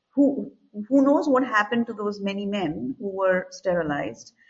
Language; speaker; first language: English; non-native, local second language; Hindi